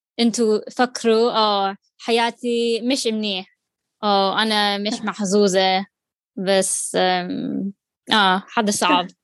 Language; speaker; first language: Arabic; non-native, learner; English